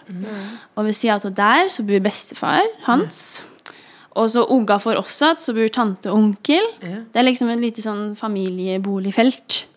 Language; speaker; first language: Norwegian; native; Norwegian